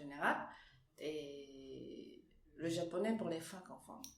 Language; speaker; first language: French; non-native, fluent; Japanese